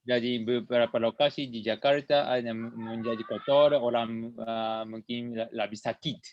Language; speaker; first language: Indonesian; non-native, learner; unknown